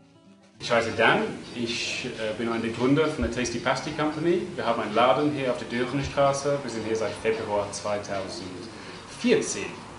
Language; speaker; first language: German; non-native, fluent; English